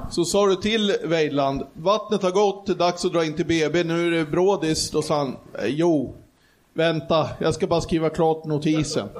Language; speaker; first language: Swedish; native; Swedish